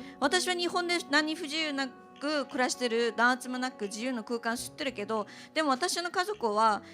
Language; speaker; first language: Japanese; non-native, fluent; Uyghur